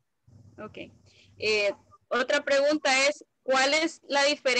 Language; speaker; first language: Spanish; native; Spanish